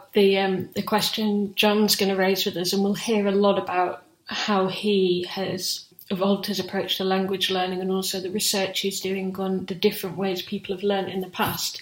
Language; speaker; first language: English; native; English